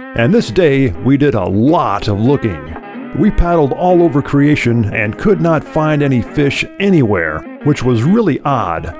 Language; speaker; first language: English; native; English